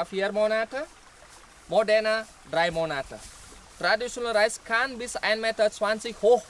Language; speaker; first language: German; non-native, fluent; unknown